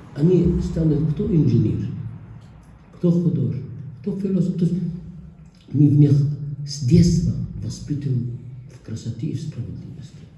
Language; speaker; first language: Russian; non-native, fluent; Arabic